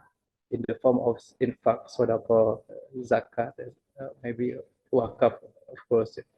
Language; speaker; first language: English; non-native, fluent; Banjar